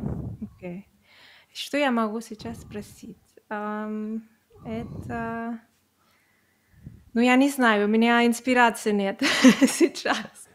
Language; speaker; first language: Russian; non-native, learner; Catalan